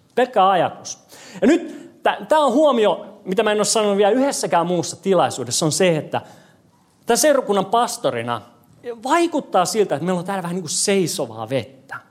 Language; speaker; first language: Finnish; non-native, fluent; English